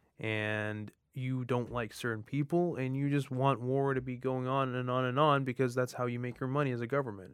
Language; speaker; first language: English; early bilingual, other home language; Arabic